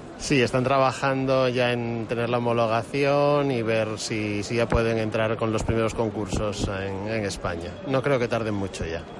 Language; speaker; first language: Spanish; native; Spanish